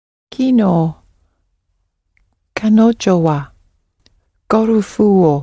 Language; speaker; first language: Japanese; non-native, learner; English